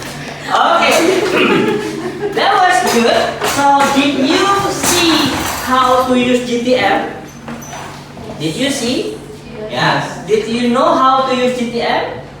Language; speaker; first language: English; non-native, fluent; Indonesian